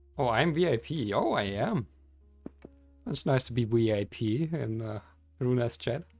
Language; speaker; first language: English; non-native, fluent; German